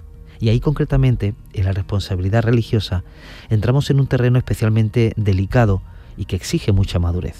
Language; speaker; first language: Spanish; native; Spanish